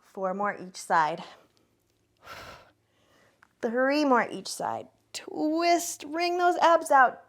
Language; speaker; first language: English; native; English